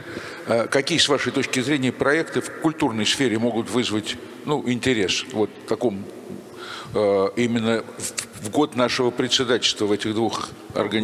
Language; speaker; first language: Russian; native; Russian